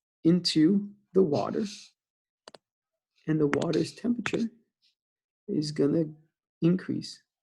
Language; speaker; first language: English; native; English